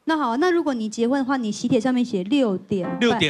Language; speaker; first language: Chinese; native; Chinese